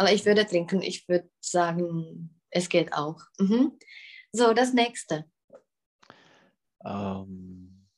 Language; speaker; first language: German; non-native, fluent; Czech